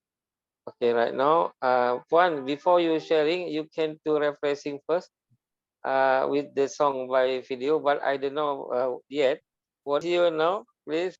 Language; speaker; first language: English; non-native, learner; Malay